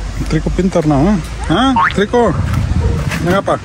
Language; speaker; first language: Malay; non-native, learner; Spanish